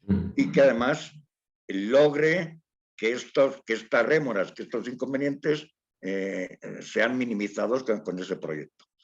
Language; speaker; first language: Spanish; native; Spanish